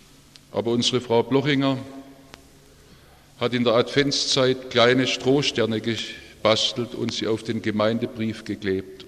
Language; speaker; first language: German; native; German